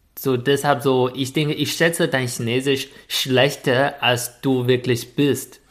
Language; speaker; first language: German; non-native, fluent; Chinese